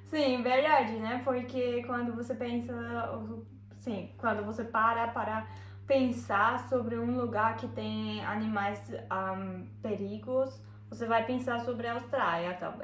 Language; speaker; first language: Portuguese; non-native, learner; German